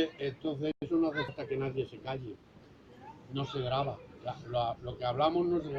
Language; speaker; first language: Spanish; native; Spanish